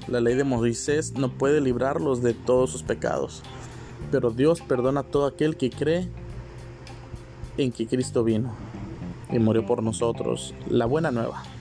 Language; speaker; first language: Spanish; native; Spanish